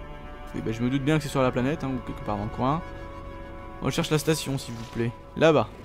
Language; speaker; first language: French; native; French